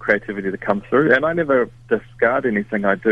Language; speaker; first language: English; native; English